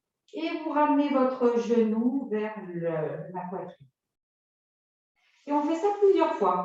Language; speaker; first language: French; native; French